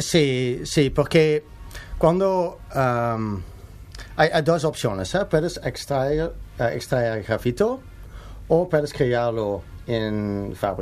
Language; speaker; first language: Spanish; non-native, learner; Dutch